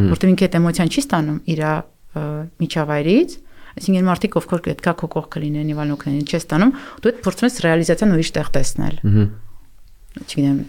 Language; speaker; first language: Armenian; native; Armenian